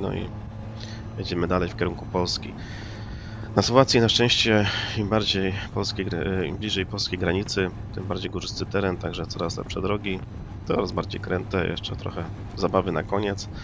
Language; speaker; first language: Polish; native; Polish